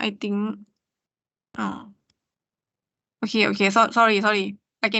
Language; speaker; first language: English; non-native, learner; Thai